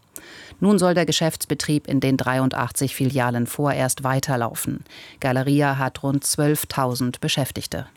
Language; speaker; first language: German; native; German